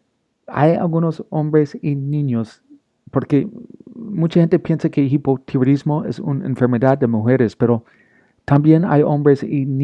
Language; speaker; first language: Spanish; non-native, learner; English